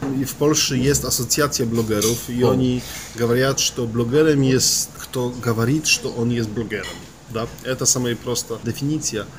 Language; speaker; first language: Russian; non-native, learner; Polish